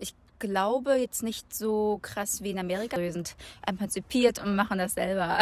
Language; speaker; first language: German; native; German